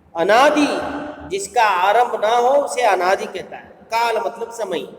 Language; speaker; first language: Hindi; non-native, local second language; Kannada